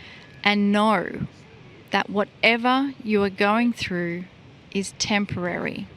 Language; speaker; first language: English; native; English